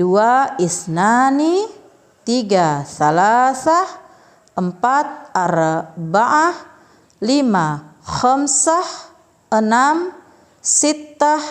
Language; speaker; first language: Arabic; non-native, fluent; Indonesian